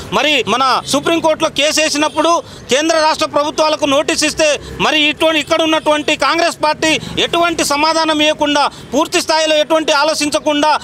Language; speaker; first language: Telugu; non-native, local second language; Lambadi